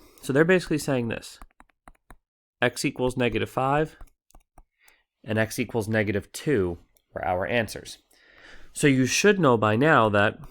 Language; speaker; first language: English; native; English